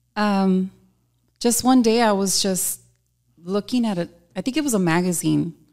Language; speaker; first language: English; early bilingual, other home language; Spanish